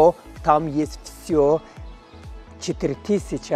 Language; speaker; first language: Russian; non-native, fluent; Turkish